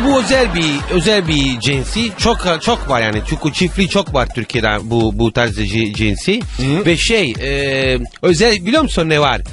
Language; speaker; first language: Turkish; non-native, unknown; Italian